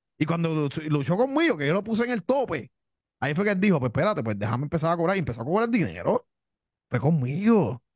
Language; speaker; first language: Spanish; native; Spanish